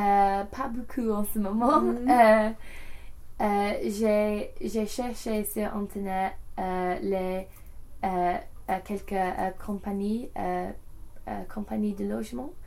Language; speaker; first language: French; non-native, learner; English